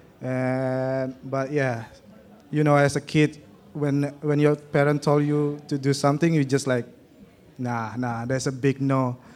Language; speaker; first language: English; non-native, learner; Indonesian